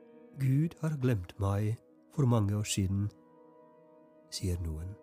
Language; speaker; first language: Norwegian; non-native, fluent; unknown